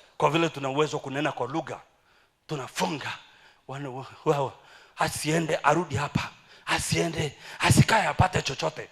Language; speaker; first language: Swahili; native; Swahili